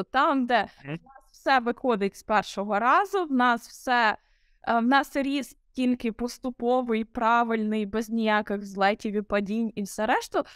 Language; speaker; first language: Ukrainian; native; Ukrainian